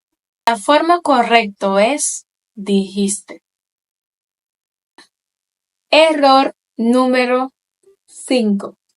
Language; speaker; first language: Spanish; non-native, fluent; Haitian Creole